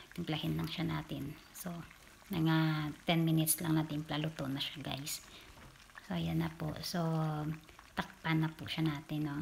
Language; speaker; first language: Filipino; non-native, local second language; Hiligaynon